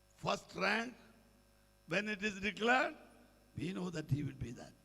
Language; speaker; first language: English; non-native, local second language; Malayalam